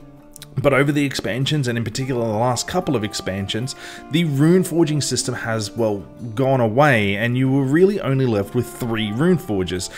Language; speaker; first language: English; native; English